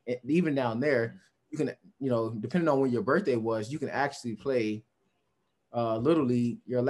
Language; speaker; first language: English; native; English